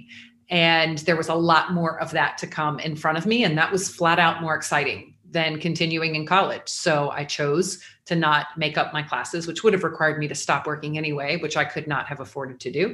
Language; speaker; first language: English; native; English